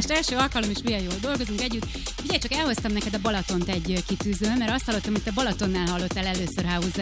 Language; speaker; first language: Hungarian; native; Hungarian